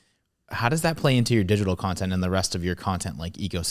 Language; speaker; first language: English; native; English